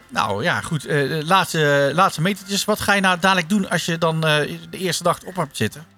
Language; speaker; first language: Dutch; native; Dutch